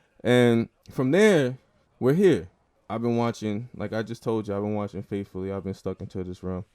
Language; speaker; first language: English; native; English